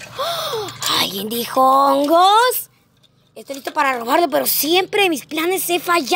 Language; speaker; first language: Spanish; native; Spanish